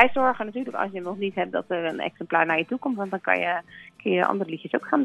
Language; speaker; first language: Dutch; native; Dutch